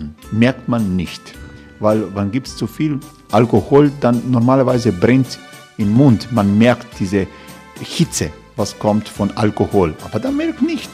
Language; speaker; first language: German; non-native, fluent; Croatian